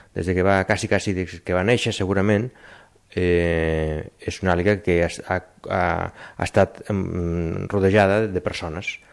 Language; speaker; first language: Catalan; native; Catalan